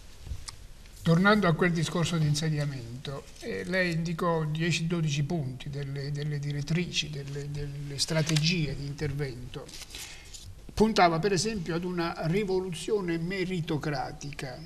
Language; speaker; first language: Italian; native; Italian